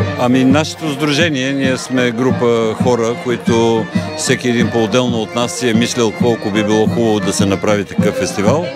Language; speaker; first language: Bulgarian; native; Bulgarian